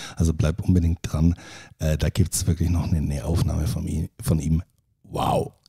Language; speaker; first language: German; native; German